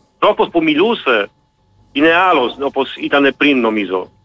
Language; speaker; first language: Greek; non-native, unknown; Polish